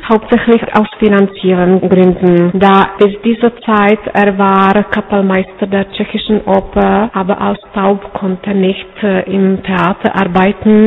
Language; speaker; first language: German; non-native, fluent; Czech